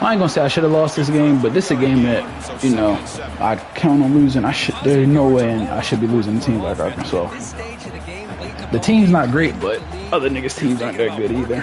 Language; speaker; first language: English; native; English